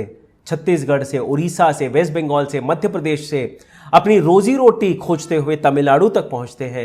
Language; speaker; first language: Hindi; native; Hindi